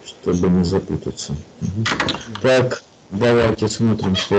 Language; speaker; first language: Russian; native; Russian